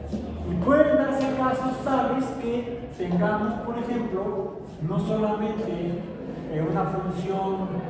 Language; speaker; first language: Spanish; native; Spanish